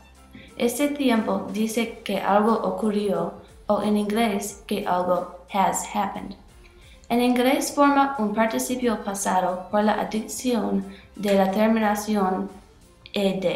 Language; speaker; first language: Spanish; non-native, learner; English